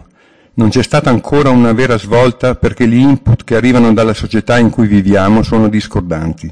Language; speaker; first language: Italian; native; Italian